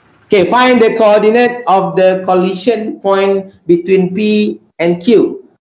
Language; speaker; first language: English; non-native, local second language; Malay